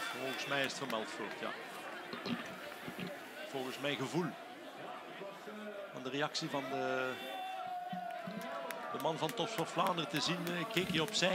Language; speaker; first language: Dutch; native; Dutch